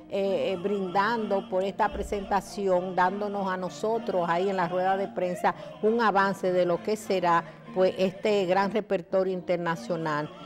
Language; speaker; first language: Spanish; native; Spanish